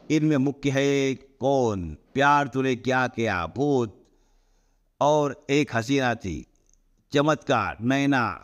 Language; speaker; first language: Hindi; non-native, local second language; Marathi